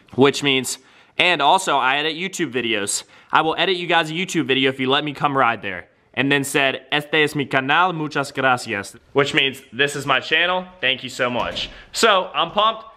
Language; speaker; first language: English; native; English